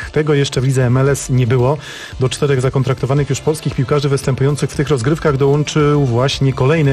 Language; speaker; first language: Polish; native; Polish